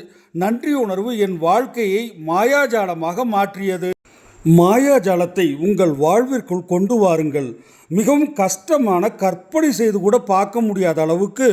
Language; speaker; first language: Tamil; native; Tamil